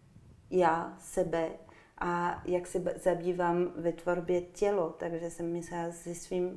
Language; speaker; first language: Czech; non-native, fluent; French